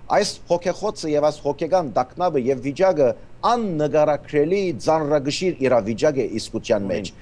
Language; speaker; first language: Armenian; native; Armenian